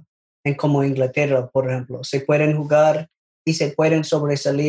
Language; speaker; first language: Spanish; non-native, learner; English